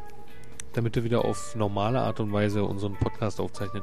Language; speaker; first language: German; native; German